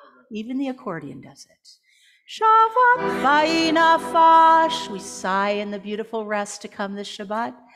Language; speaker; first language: English; native; English